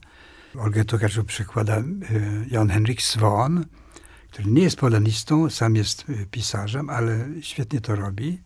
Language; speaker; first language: Polish; non-native, fluent; Swedish